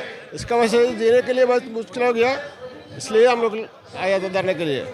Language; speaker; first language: Hindi; non-native, local second language; Malayalam